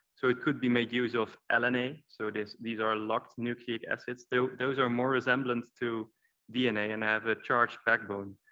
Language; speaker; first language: English; non-native, fluent; Dutch